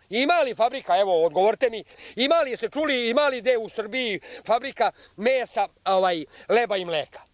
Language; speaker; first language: Serbian; native; Serbian